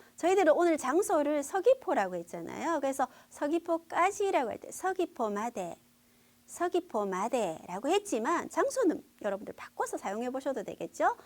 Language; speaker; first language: Korean; native; Korean